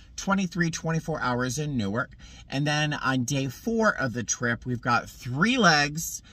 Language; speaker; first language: English; native; English